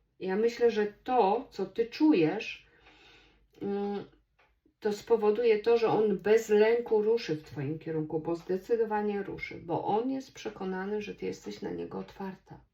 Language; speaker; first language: Polish; native; Polish